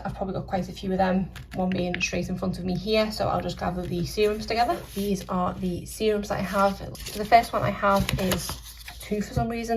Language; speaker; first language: English; native; English